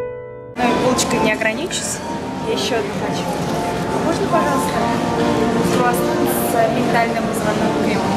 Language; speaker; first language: Russian; native; Russian